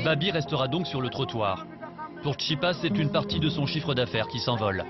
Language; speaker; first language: French; native; French